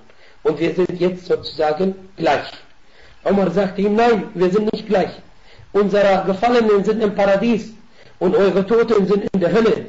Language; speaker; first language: German; non-native, fluent; Arabic